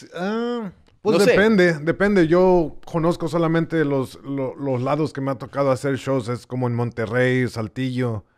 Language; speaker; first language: Spanish; early bilingual, heritage; Spanish